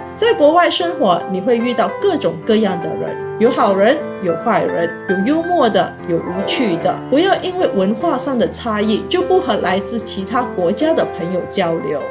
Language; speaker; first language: Chinese; native; Chinese